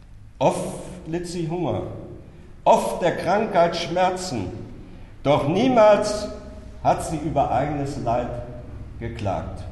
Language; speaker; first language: German; native; German